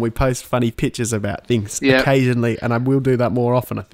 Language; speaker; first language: English; native; English